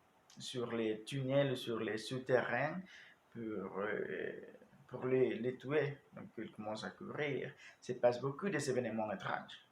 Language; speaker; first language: French; non-native, learner; Spanish